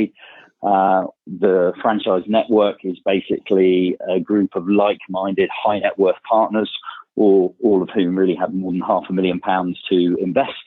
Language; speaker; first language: English; native; English